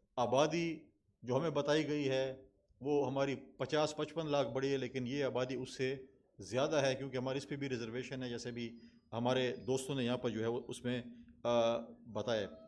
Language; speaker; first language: Urdu; non-native, local second language; Pashto